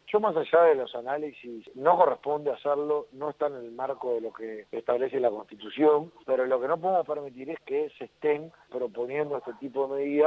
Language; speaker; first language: Spanish; native; Spanish